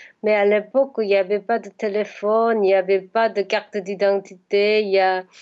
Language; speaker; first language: French; non-native, fluent; Korean